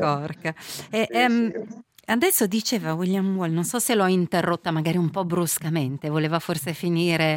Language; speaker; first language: Italian; native; Italian